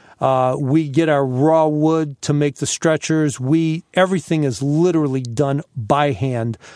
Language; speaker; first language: English; native; English